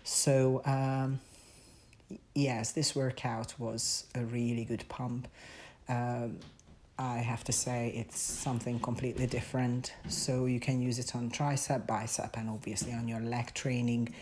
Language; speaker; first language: English; non-native, fluent; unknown